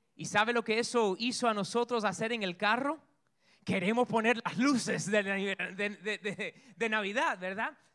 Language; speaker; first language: Spanish; early bilingual, heritage; Spanish